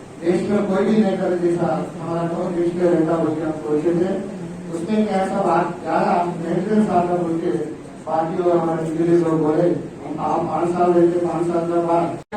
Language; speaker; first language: Hindi; non-native, local second language; Telugu